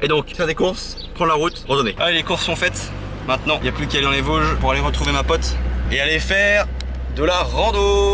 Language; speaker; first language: French; native; French